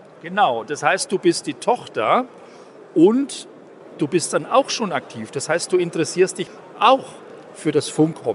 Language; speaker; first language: German; native; German